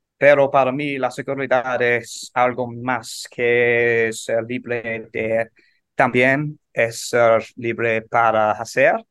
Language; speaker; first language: Spanish; non-native, learner; English